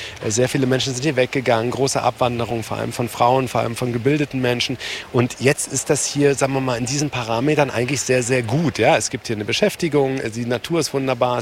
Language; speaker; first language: German; native; German